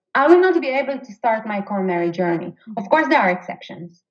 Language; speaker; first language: English; non-native, fluent; Hebrew